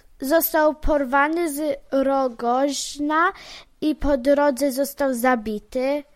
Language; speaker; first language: Polish; early bilingual, heritage; Polish